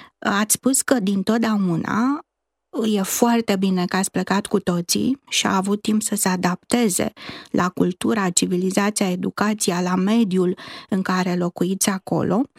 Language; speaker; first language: Romanian; native; Romanian